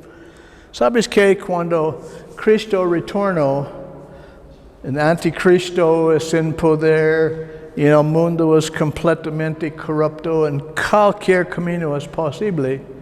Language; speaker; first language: Spanish; non-native, learner; English